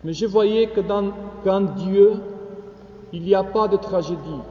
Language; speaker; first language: French; non-native, fluent; Romanian